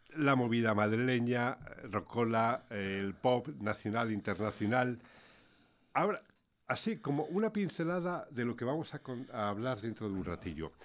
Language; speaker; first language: Spanish; native; Spanish